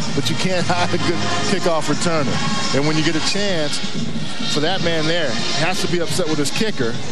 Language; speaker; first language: English; native; English